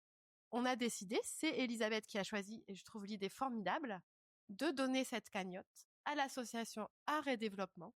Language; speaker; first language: French; native; French